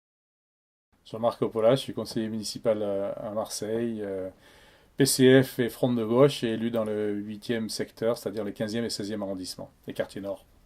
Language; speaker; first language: French; native; French